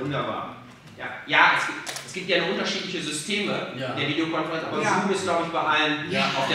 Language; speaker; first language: German; native; German